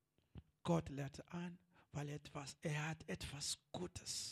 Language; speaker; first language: German; non-native, learner; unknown